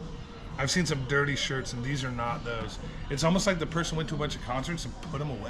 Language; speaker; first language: English; native; English